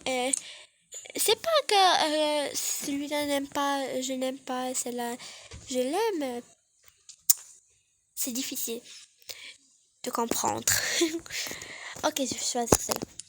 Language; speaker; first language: French; non-native, learner; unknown